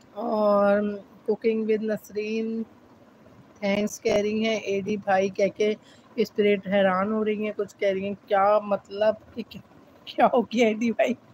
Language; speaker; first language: Urdu; native; Urdu